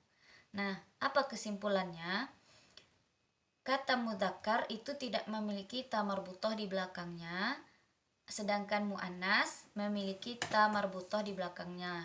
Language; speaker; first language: Indonesian; native; Indonesian